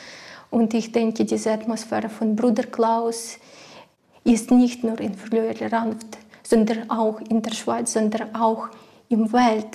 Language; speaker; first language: German; non-native, learner; Ukrainian